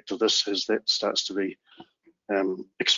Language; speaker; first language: English; native; English